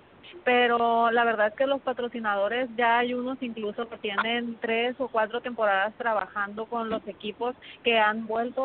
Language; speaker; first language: Spanish; native; Spanish